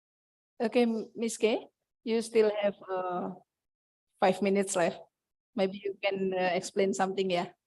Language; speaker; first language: English; non-native, fluent; Indonesian